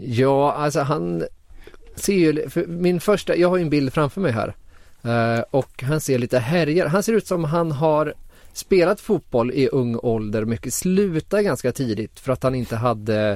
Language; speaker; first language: Swedish; native; Swedish